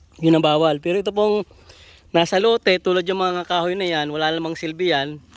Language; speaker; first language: Filipino; native; Filipino